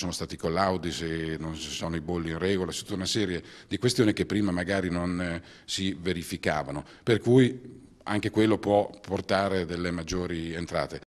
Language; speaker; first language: Italian; native; Italian